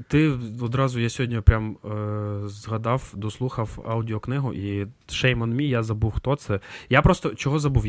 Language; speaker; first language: Ukrainian; native; Ukrainian